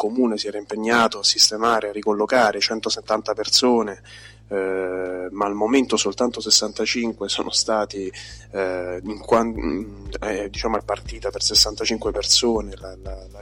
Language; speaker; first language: Italian; native; Italian